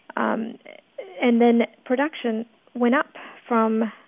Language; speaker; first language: English; early bilingual, other home language; Persian